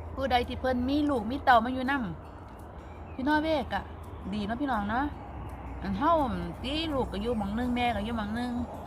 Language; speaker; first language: Thai; native; Thai